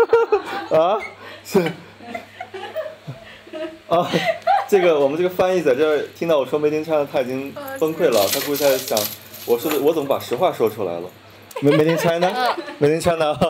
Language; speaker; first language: Chinese; native; Chinese